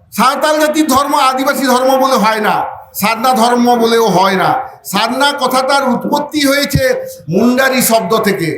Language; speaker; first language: Bangla; non-native, local second language; Santali